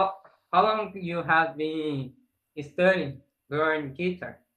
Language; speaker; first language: English; non-native, learner; Portuguese